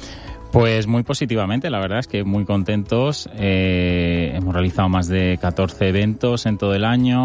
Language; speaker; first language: Spanish; native; Spanish